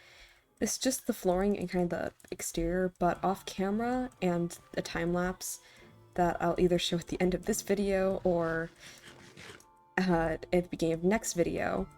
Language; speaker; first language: English; native; English